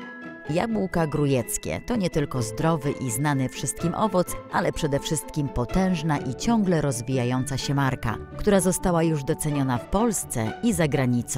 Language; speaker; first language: Polish; native; Polish